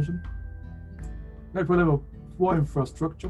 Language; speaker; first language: English; non-native, local second language; Yoruba